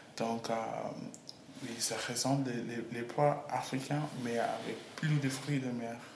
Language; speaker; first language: French; non-native, learner; English